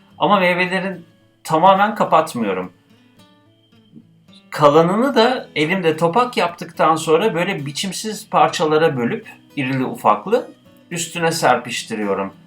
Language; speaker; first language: Turkish; native; Turkish